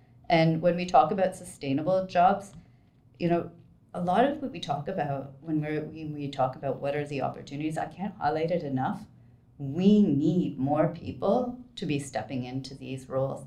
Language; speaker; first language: English; native; English